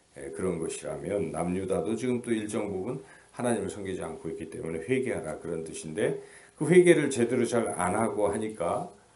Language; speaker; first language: Korean; native; Korean